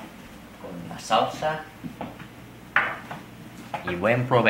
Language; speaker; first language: Spanish; non-native, learner; English